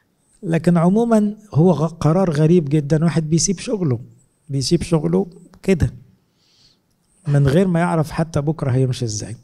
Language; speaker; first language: Arabic; native; Arabic